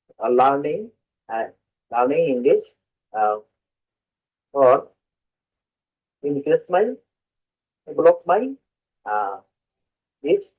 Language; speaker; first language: English; non-native, learner; Bangla